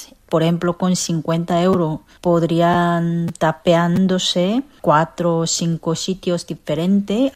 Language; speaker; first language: Spanish; non-native, fluent; Korean